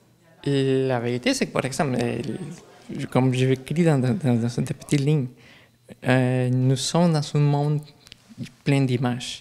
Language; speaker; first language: French; non-native, learner; Spanish